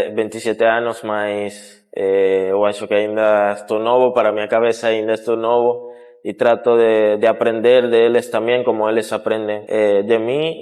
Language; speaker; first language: Portuguese; non-native, fluent; Spanish